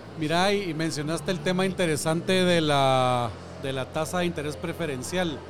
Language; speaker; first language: Spanish; native; Spanish